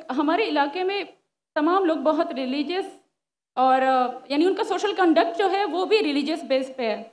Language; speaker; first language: Urdu; non-native, local second language; Pashto